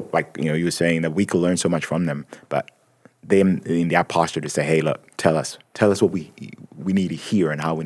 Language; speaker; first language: English; non-native, local second language; Akan